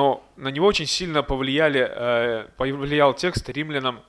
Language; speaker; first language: Russian; native; Russian